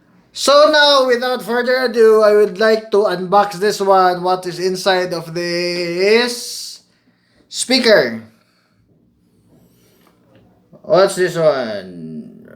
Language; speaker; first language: English; non-native, local second language; Filipino